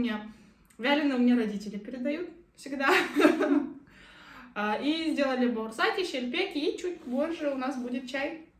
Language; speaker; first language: Russian; non-native, local second language; Kazakh